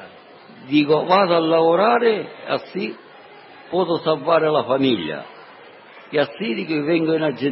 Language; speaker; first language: Italian; non-native, learner; Sicilian